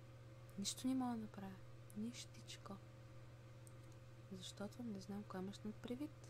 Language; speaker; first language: Bulgarian; native; Bulgarian